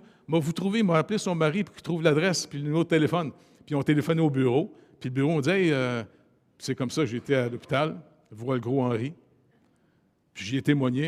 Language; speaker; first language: French; native; French